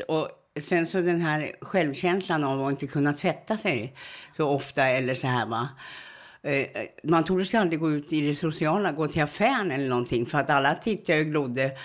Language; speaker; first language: Swedish; native; Swedish